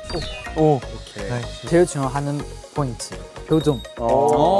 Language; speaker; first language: Korean; non-native, learner; Chinese